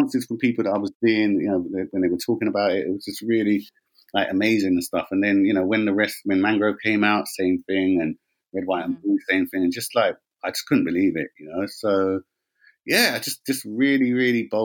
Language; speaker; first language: English; native; English